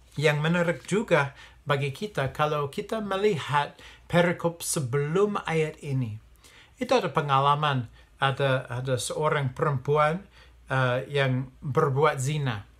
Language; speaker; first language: Indonesian; non-native, fluent; English